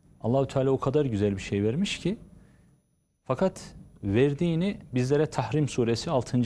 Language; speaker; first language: Turkish; native; Turkish